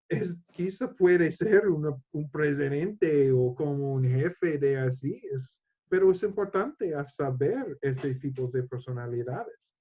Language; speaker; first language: Spanish; non-native, learner; English